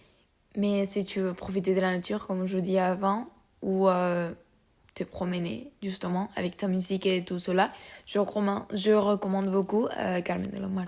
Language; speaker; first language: French; non-native, learner; Spanish